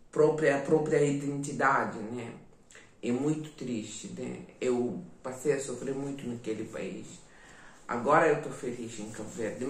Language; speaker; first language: Portuguese; non-native, fluent; Ukrainian